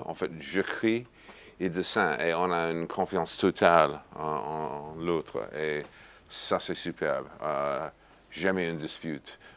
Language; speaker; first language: French; non-native, fluent; English